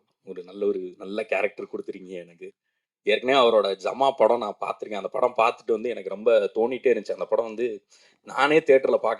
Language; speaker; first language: Tamil; native; Tamil